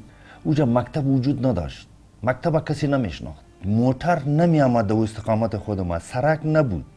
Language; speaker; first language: Persian; native; Persian